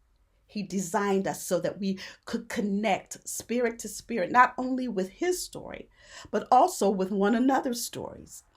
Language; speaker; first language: English; native; English